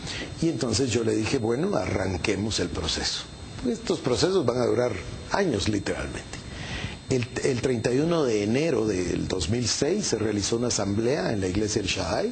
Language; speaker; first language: Spanish; native; Spanish